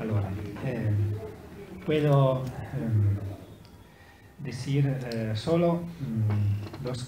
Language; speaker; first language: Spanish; non-native, learner; Italian